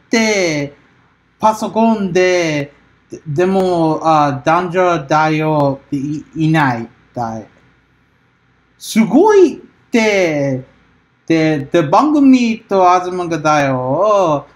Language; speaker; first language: Japanese; non-native, learner; English